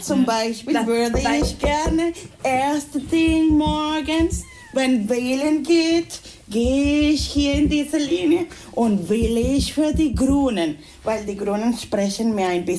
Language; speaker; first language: German; non-native, fluent; Spanish